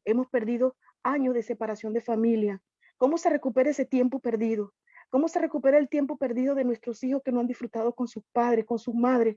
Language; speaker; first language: Spanish; native; Spanish